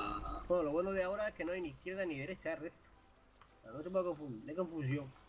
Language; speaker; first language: Spanish; native; Spanish